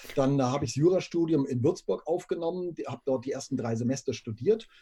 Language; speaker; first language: German; native; German